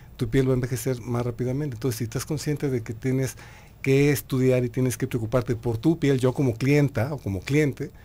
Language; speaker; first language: Spanish; native; Spanish